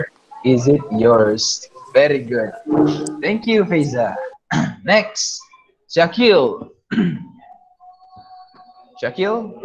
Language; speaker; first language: English; non-native, fluent; Indonesian